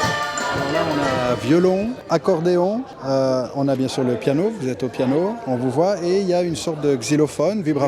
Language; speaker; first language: French; native; French